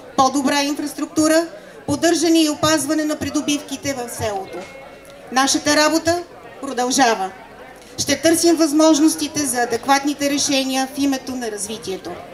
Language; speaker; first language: Bulgarian; native; Bulgarian